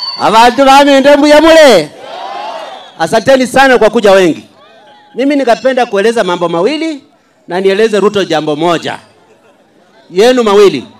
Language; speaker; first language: Swahili; non-native, local second language; Luyia